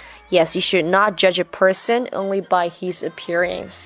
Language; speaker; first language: English; non-native, fluent; Chinese